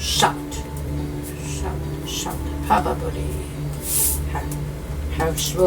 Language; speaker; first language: English; non-native, learner; Chinese